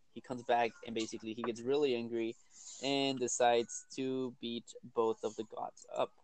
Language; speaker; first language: English; early bilingual, other home language; Spanish